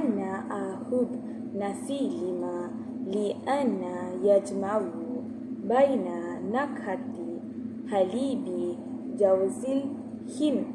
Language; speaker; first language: Arabic; non-native, learner; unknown